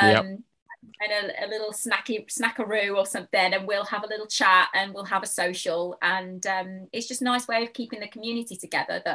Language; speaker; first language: English; native; English